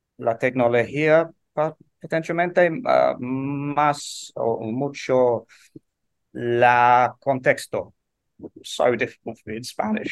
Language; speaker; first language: Spanish; non-native, learner; English